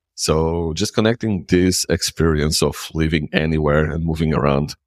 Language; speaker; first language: English; non-native, fluent; Portuguese